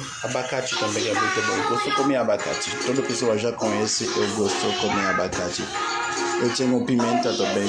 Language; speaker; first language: Portuguese; non-native, learner; Haitian Creole